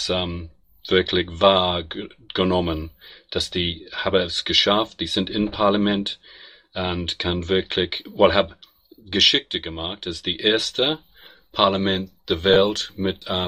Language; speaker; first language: German; non-native, learner; English